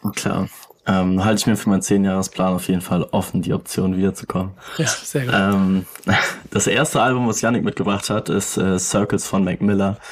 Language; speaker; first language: German; native; German